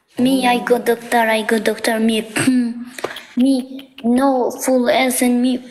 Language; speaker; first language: English; non-native, learner; Albanian